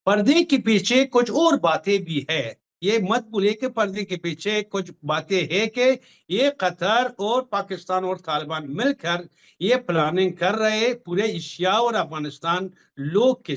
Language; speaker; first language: Hindi; non-native, fluent; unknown